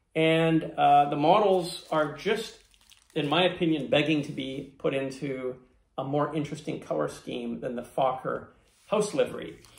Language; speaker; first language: English; native; English